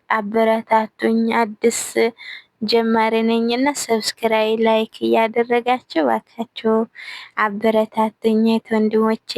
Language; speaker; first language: Amharic; non-native, local second language; Tigrinya